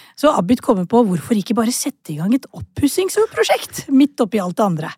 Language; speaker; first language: Norwegian; early bilingual, other home language; Urdu